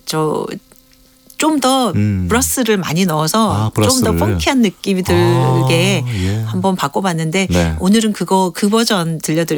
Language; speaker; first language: Korean; native; Korean